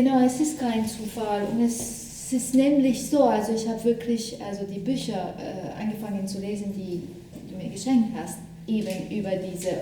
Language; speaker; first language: German; non-native, fluent; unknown